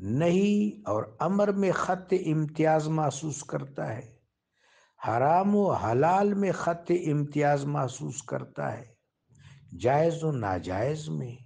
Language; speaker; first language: Urdu; non-native, local second language; Pashto